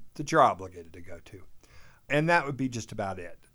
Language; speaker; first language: English; native; English